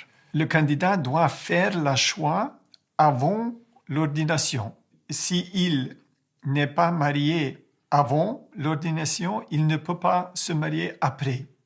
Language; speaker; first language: French; non-native, fluent; Ukrainian